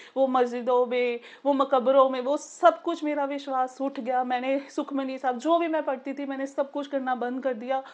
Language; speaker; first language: Hindi; native; Hindi